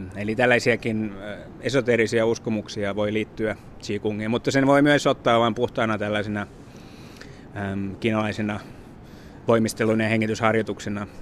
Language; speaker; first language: Finnish; native; Finnish